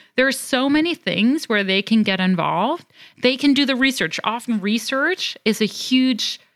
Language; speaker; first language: English; non-native, fluent; German